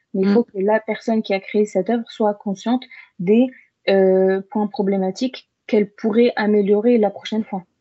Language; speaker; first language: French; early bilingual, other home language; Arabic